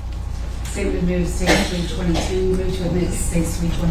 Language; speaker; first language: English; native; English